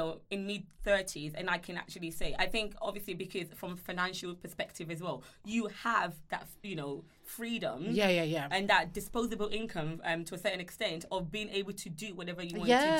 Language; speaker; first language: English; non-native, local second language; Yoruba